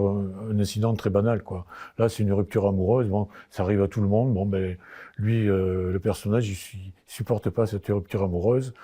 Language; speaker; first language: French; native; French